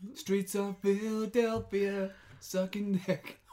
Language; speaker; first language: English; native; English